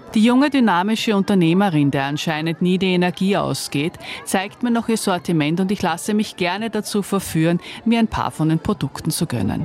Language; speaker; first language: German; native; German